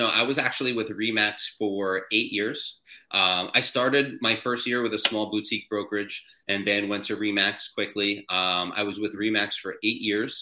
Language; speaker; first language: English; native; English